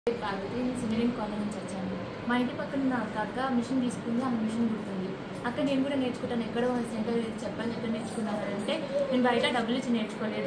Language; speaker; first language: Telugu; native; Telugu